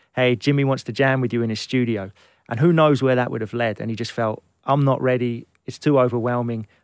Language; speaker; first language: English; native; English